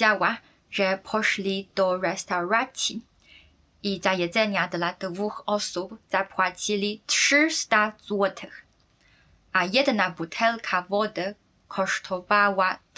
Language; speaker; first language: Polish; non-native, fluent; Chinese